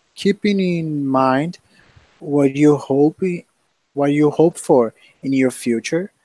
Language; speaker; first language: English; non-native, learner; Portuguese